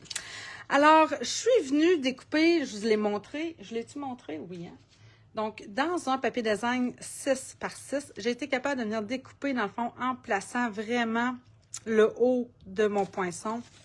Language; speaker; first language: French; native; French